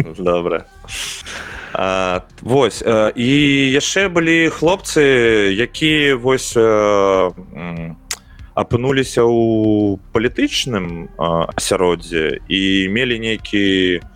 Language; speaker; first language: Belarusian; non-native, local second language; Russian